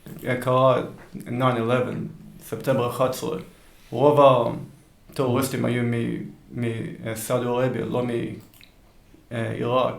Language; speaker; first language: Hebrew; early bilingual, heritage; Hebrew